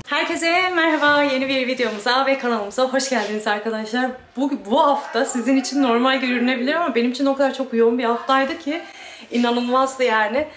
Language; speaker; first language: Turkish; native; Turkish